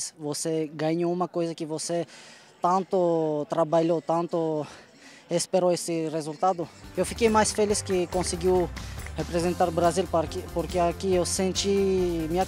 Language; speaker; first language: Portuguese; non-native, learner; Armenian